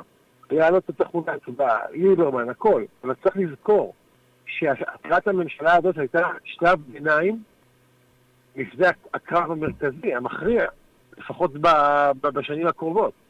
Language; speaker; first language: Hebrew; native; Hebrew